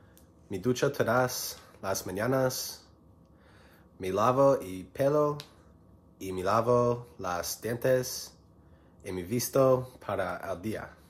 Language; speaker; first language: Spanish; non-native, learner; English